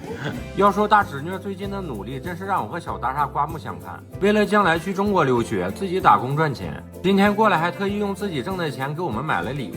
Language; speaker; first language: Chinese; native; Chinese